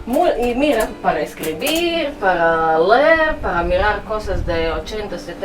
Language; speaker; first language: Spanish; non-native, fluent; Latvian